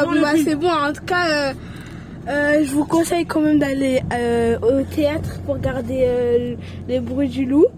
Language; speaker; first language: French; native; French